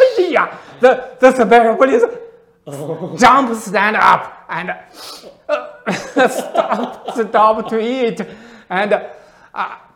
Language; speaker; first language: English; non-native, learner; Chinese